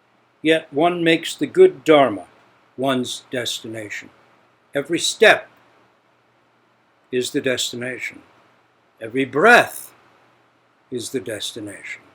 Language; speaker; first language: English; native; English